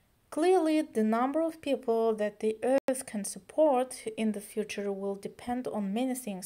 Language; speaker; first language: English; non-native, fluent; Azerbaijani